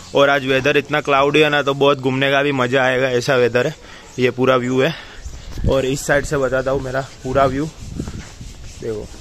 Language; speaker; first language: Hindi; native; Hindi